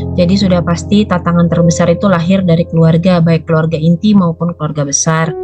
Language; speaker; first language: Indonesian; native; Indonesian